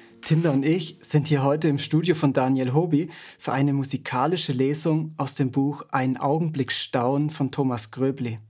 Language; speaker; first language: German; native; German